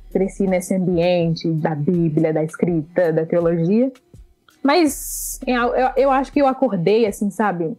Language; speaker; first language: Portuguese; early bilingual, other home language; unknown